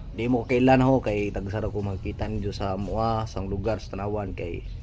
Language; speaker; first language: Cebuano; native; Cebuano